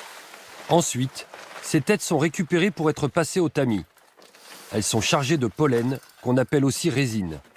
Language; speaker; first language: French; native; French